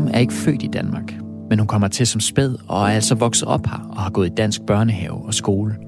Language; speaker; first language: Danish; native; Danish